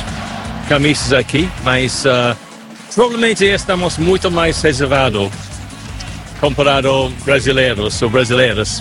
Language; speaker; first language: Portuguese; non-native, learner; English